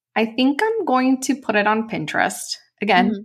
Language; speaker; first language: English; non-native, fluent; Spanish